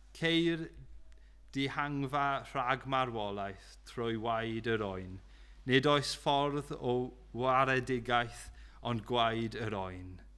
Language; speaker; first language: Welsh; non-native, local second language; English